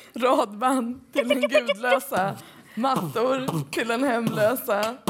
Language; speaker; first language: Swedish; early bilingual, other home language; Persian